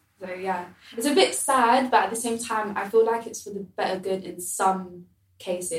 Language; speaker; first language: English; native; English